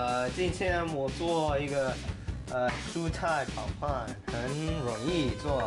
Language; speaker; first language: Chinese; non-native, learner; English